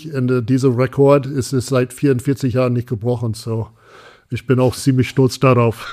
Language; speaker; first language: German; non-native, fluent; English